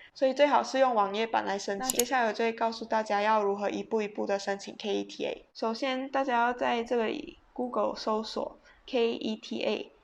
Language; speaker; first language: Chinese; native; Chinese